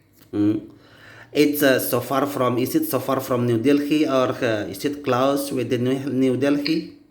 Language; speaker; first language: English; non-native, learner; Indonesian